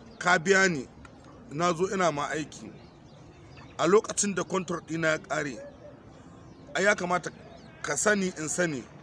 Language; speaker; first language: Hausa; native; Hausa